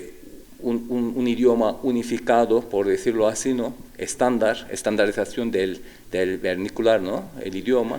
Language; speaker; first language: Spanish; non-native, fluent; Turkish